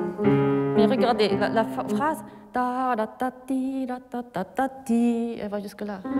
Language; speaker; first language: French; non-native, fluent; Japanese